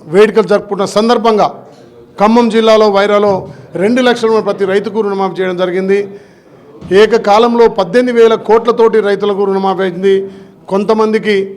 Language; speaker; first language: Telugu; native; Telugu